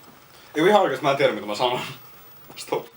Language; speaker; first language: Finnish; native; Finnish